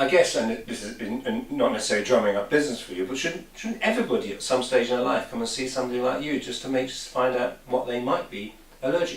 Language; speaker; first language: English; native; English